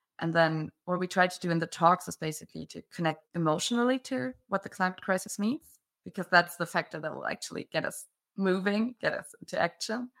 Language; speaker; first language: English; non-native, fluent; German